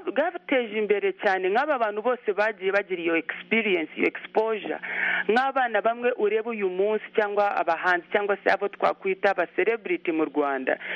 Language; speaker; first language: Kinyarwanda; early bilingual, heritage; Kinyarwanda